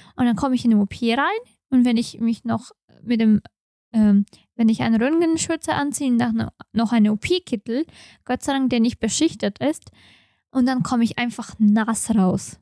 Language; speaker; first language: German; non-native, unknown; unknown